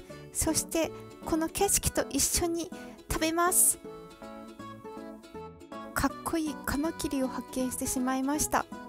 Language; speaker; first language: Japanese; non-native, fluent; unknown